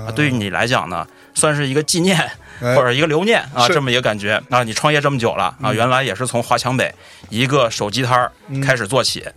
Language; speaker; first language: Chinese; native; Chinese